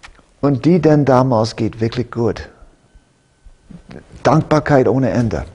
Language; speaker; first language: German; non-native, fluent; English